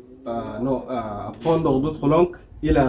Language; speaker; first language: French; non-native, learner; Arabic